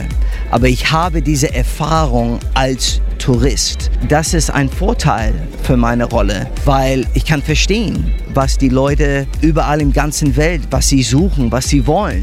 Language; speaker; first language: German; early bilingual, heritage; English